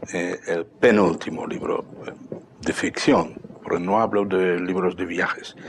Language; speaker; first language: Spanish; non-native, fluent; Dutch